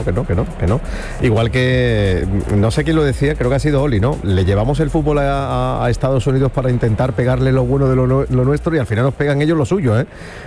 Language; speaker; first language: Spanish; native; Spanish